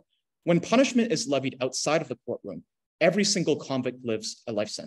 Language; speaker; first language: English; native; English